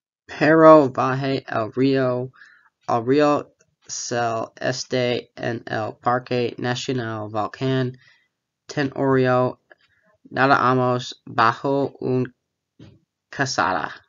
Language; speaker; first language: Spanish; non-native, learner; English